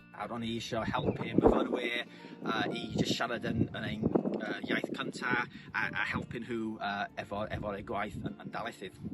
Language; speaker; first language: Welsh; non-native, fluent; English